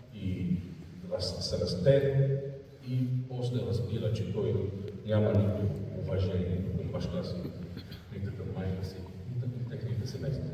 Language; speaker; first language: Bulgarian; non-native, fluent; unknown